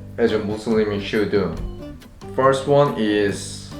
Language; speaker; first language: English; non-native, learner; Korean